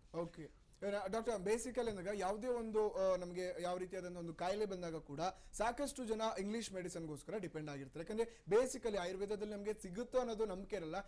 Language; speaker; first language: Kannada; non-native, local second language; Kodava